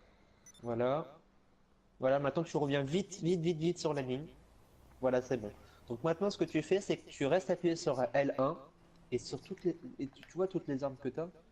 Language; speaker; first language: French; native; French